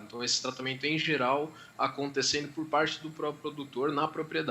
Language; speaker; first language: Portuguese; native; Portuguese